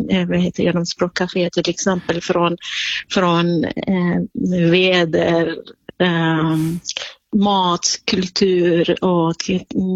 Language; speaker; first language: Swedish; non-native, fluent; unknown